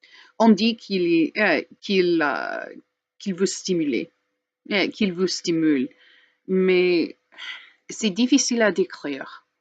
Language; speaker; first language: French; non-native, learner; English